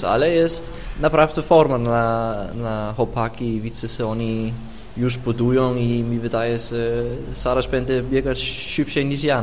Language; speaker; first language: Polish; non-native, fluent; Danish